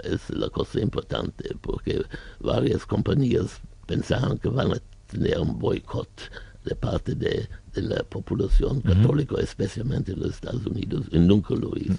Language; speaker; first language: Spanish; non-native, learner; German